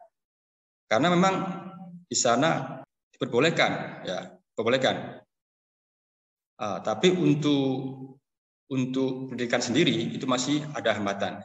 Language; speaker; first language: Indonesian; native; Indonesian